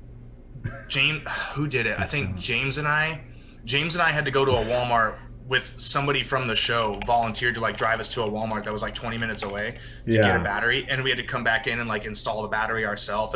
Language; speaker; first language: English; native; English